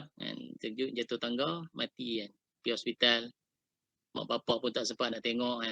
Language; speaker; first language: Malay; native; Malay